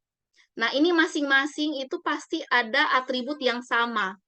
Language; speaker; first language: Indonesian; native; Indonesian